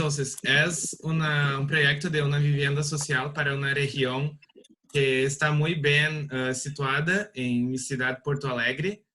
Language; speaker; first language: Spanish; non-native, learner; Portuguese